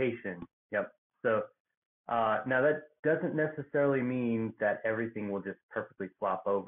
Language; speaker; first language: English; native; English